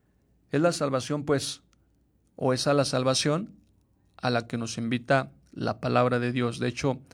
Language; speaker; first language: Spanish; native; Spanish